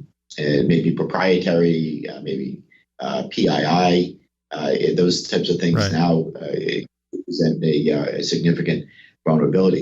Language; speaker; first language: English; native; English